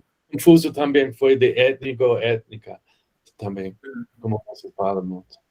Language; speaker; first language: Portuguese; non-native, fluent; English